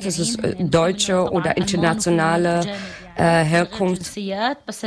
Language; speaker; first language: German; non-native, learner; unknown